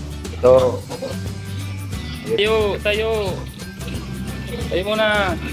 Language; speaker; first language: Filipino; native; Filipino